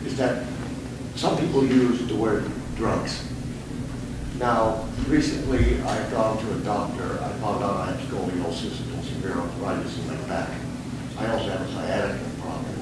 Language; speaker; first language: English; early bilingual, other home language; German